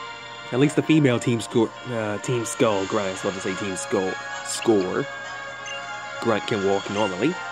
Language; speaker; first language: English; native; English